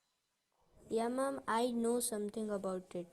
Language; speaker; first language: English; non-native, learner; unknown